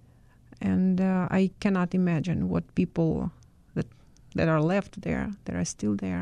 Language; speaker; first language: English; non-native, fluent; Ukrainian